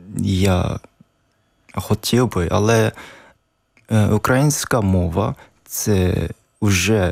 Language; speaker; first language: Ukrainian; non-native, learner; Japanese